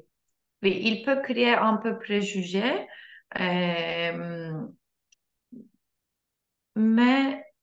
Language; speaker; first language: French; non-native, learner; Turkish